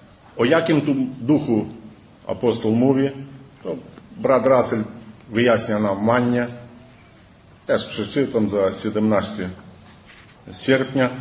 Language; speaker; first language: Polish; early bilingual, heritage; Polish